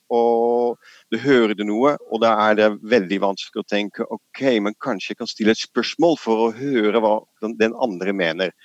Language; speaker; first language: Norwegian; non-native, fluent; Dutch